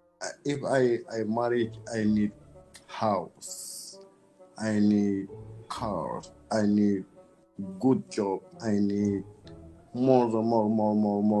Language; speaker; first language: English; non-native, learner; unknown